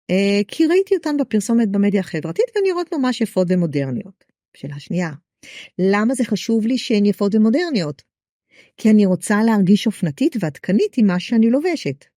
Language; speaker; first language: Hebrew; native; Hebrew